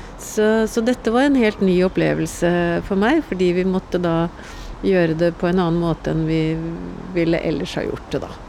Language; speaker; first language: Norwegian; native; Norwegian